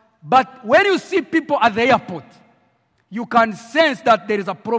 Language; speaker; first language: English; non-native, local second language; Kinyarwanda